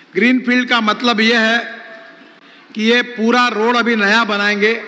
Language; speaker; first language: Hindi; non-native, local second language; Marathi